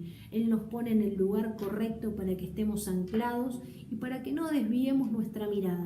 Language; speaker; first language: Spanish; native; Spanish